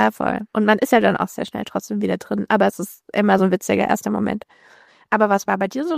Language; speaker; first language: German; native; German